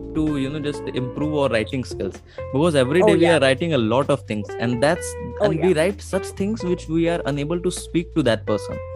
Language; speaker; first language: English; non-native, local second language; Hindi